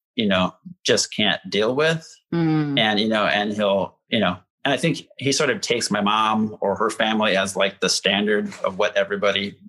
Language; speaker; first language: English; native; English